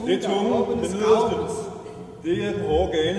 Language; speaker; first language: German; non-native, learner; Danish